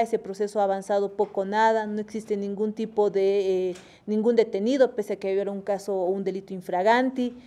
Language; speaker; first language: Spanish; native; Spanish